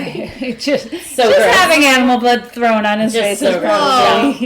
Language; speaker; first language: English; native; English